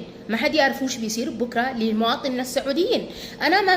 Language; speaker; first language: Arabic; non-native, fluent; Amharic